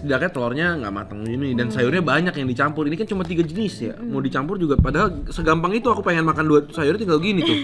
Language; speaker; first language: Indonesian; native; Indonesian